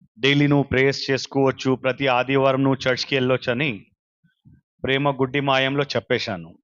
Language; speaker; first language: Telugu; non-native, local second language; Urdu